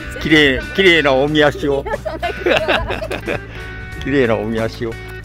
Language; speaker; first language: Japanese; native; Japanese